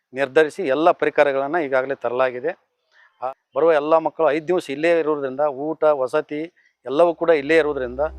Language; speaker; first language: Kannada; native; Kannada